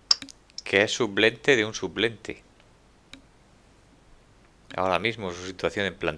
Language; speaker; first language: Spanish; native; Spanish